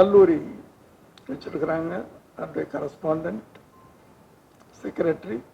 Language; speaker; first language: Tamil; native; Tamil